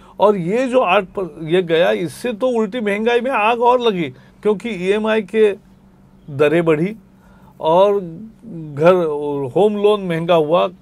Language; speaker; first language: Hindi; native; Hindi